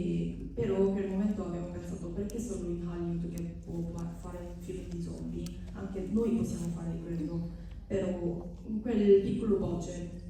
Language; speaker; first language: Italian; non-native, fluent; Korean